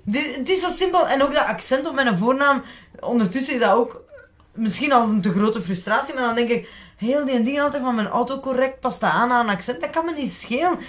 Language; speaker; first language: Dutch; native; Dutch